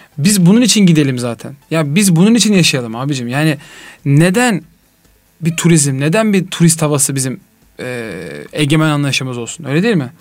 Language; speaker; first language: Turkish; native; Turkish